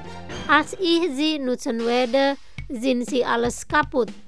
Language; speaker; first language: German; non-native, fluent; Indonesian